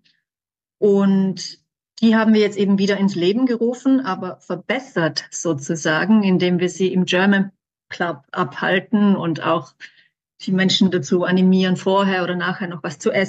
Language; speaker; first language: German; native; German